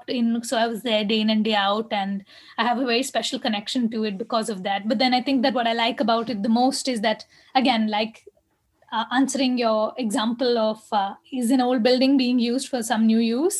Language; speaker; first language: English; non-native, local second language; Kannada